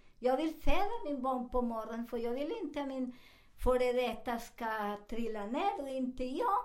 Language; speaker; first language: Swedish; non-native, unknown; Spanish